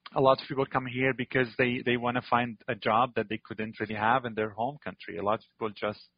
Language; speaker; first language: English; non-native, fluent; Arabic